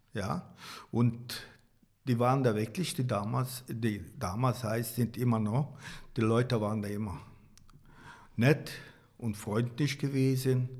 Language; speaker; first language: German; non-native, learner; Turkish